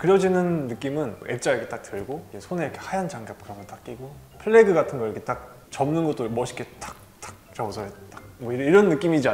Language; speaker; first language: Korean; native; Korean